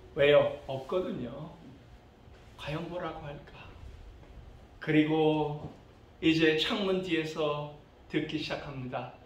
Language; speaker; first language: Korean; early bilingual, other home language; English